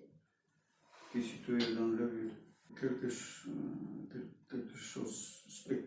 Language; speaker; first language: French; non-native, learner; Russian